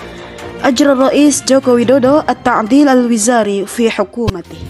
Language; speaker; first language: Arabic; non-native, learner; Indonesian